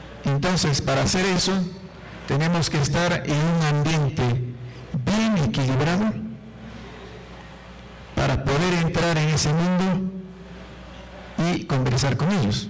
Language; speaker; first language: Spanish; non-native, local second language; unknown